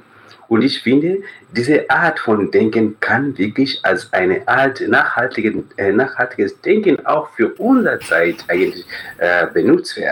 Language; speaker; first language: German; non-native, fluent; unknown